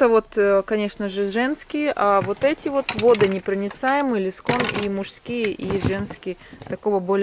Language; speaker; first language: Russian; native; Russian